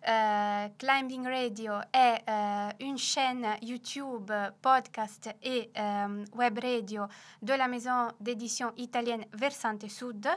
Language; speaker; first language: French; non-native, fluent; Italian